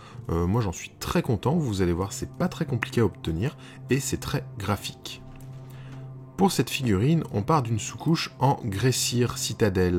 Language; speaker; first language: French; native; French